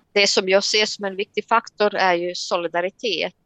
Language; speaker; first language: Swedish; non-native, fluent; Latvian